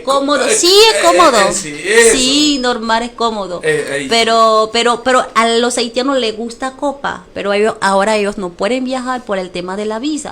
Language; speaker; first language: Spanish; non-native, fluent; Haitian Creole